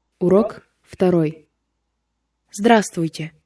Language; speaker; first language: Russian; non-native, fluent; Korean